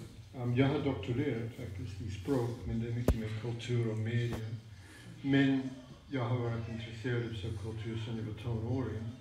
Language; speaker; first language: Swedish; non-native, fluent; English